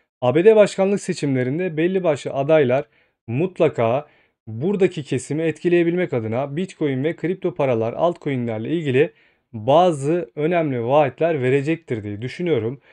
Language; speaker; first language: Turkish; native; Turkish